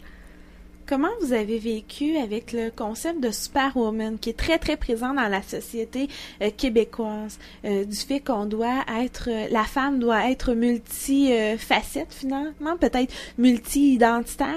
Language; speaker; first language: French; native; French